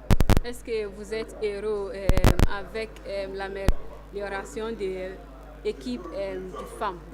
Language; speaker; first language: French; non-native, learner; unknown